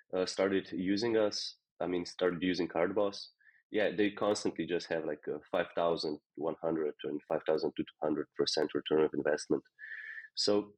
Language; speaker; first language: English; non-native, fluent; Slovenian